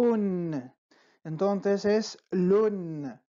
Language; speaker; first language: Spanish; non-native, fluent; Arabic